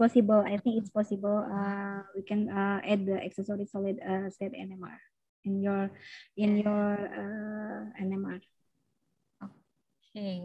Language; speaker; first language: English; non-native, learner; Indonesian